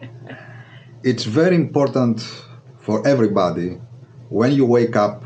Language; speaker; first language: English; non-native, fluent; Greek